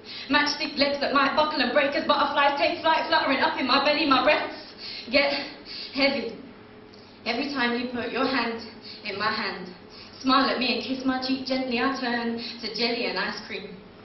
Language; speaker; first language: English; native; English